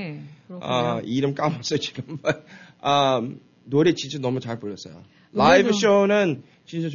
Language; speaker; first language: Korean; early bilingual, heritage; Korean